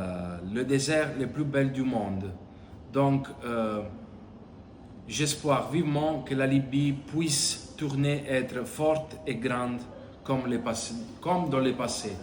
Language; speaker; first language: French; non-native, learner; Italian